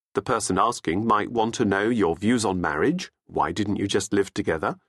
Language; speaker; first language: English; native; English